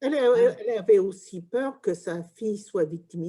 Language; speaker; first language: French; early bilingual, heritage; English